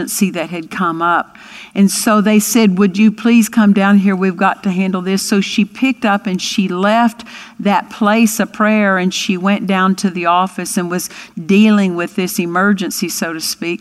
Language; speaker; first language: English; native; English